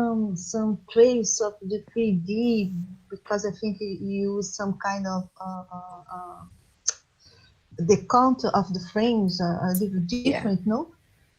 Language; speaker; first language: English; non-native, learner; Portuguese